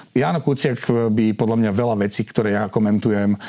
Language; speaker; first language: Slovak; native; Slovak